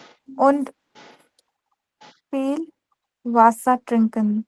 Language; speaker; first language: German; non-native, learner; Urdu